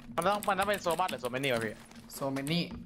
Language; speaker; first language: English; non-native, learner; Thai